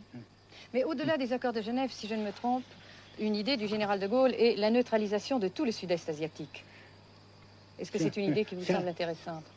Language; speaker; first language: French; native; French